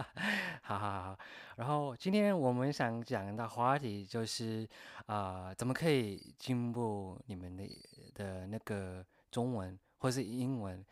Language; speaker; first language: Chinese; non-native, fluent; English